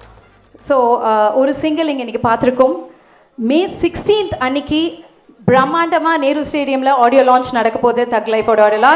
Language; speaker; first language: Tamil; native; Tamil